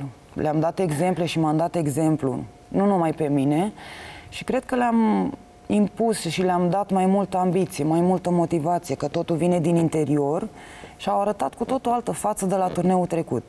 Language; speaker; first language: Romanian; native; Romanian